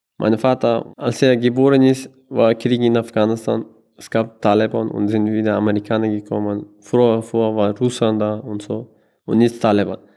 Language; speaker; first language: German; non-native, learner; Persian